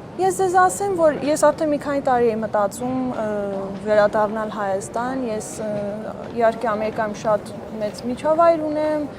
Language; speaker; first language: Armenian; early bilingual, heritage; Armenian